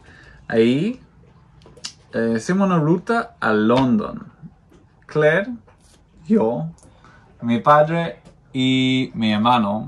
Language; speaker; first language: Spanish; non-native, fluent; English